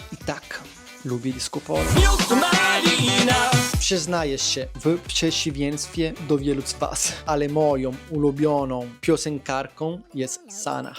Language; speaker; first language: Polish; non-native, learner; Italian